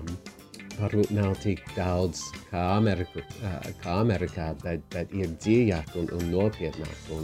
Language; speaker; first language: Latvian; non-native, fluent; English